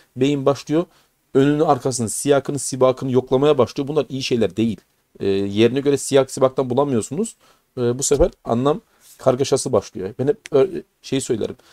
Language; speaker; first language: Turkish; native; Turkish